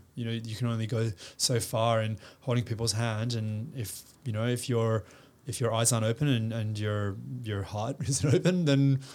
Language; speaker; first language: English; native; English